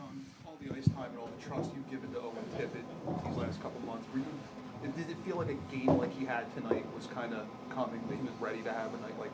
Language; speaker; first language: English; native; English